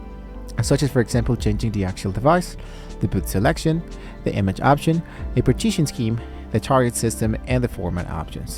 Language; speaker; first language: English; non-native, fluent; Spanish